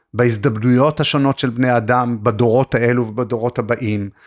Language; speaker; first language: Hebrew; native; Hebrew